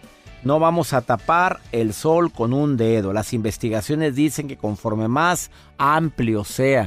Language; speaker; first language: Spanish; native; Spanish